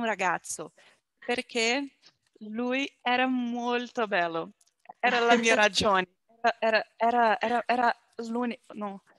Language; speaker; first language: Italian; non-native, learner; Portuguese